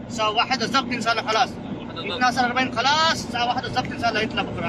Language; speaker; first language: Arabic; non-native, learner; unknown